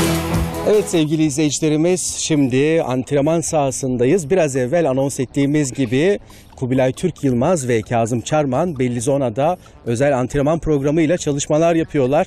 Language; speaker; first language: Turkish; native; Turkish